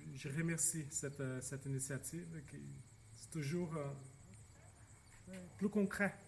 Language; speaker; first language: French; non-native, fluent; Portuguese